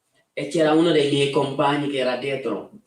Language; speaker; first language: Italian; non-native, fluent; Wolof